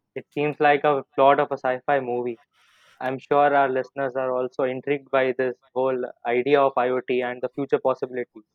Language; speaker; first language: English; non-native, local second language; Hindi